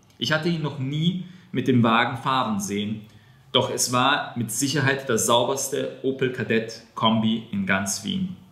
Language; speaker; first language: German; non-native, fluent; Serbian